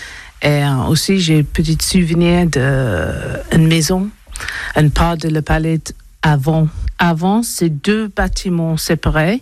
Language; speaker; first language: French; non-native, learner; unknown